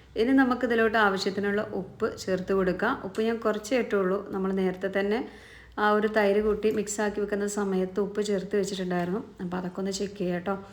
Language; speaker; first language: Malayalam; native; Malayalam